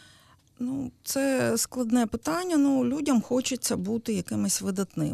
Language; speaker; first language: Ukrainian; native; Ukrainian